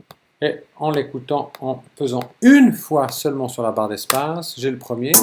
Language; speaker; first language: French; native; French